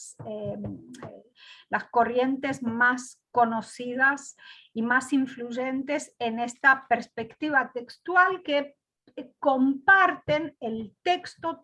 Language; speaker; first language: Spanish; non-native, fluent; Greek